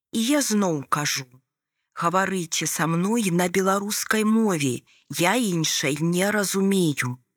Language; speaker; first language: Belarusian; native; Belarusian